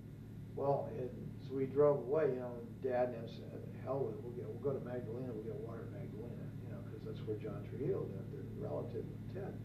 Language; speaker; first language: English; native; English